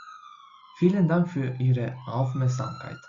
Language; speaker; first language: German; non-native, fluent; Albanian